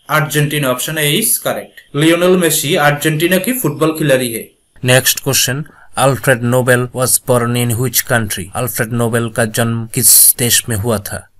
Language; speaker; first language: Hindi; non-native, local second language; Bangla